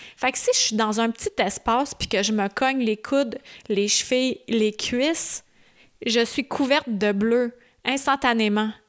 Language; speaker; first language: French; native; French